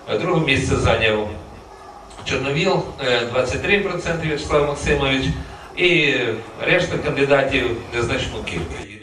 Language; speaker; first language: Ukrainian; native; Ukrainian